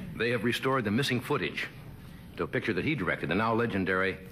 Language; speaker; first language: English; native; English